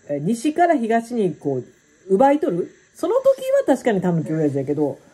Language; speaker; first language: Japanese; native; Japanese